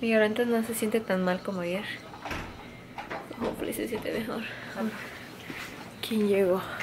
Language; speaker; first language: Spanish; early bilingual, heritage; Spanish